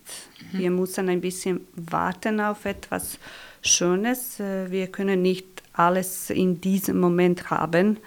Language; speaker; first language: German; non-native, learner; Croatian